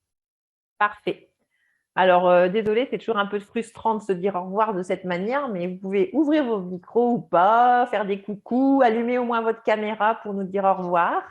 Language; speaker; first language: French; native; French